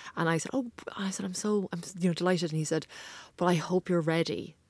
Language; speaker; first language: English; native; English